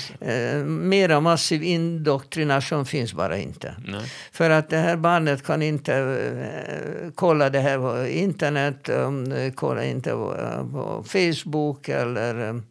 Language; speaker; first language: Swedish; non-native, fluent; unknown